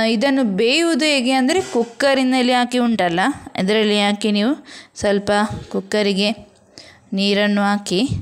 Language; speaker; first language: Kannada; non-native, local second language; Konkani